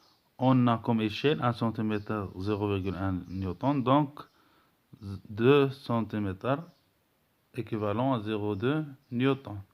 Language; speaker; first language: French; non-native, local second language; Arabic